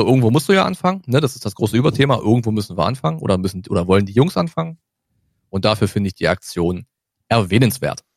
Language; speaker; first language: German; native; German